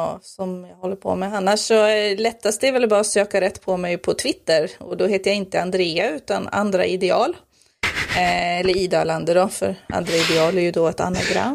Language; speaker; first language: Swedish; native; Swedish